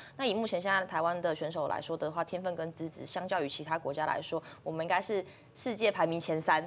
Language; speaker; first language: Chinese; native; Chinese